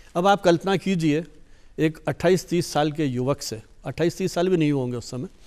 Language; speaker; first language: Hindi; native; Hindi